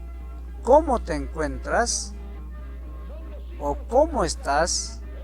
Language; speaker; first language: Spanish; non-native, local second language; Quechua